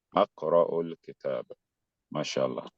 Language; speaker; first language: Arabic; non-native, fluent; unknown